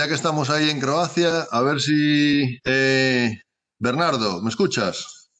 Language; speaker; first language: Spanish; native; Spanish